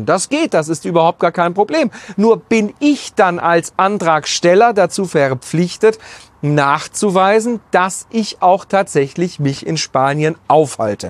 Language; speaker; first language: German; native; German